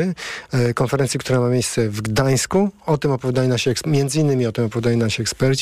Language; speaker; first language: Polish; native; Polish